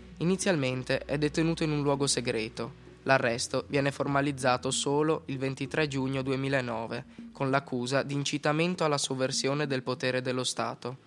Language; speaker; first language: Italian; native; Italian